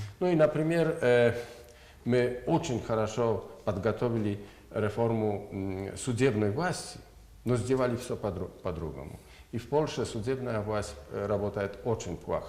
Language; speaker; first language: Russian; non-native, learner; Polish